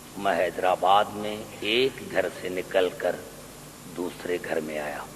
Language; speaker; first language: Urdu; non-native, local second language; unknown